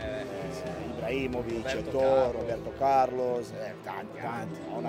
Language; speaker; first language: Italian; non-native, fluent; Portuguese